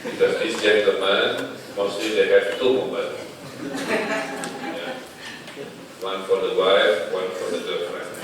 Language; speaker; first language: English; non-native, fluent; Indonesian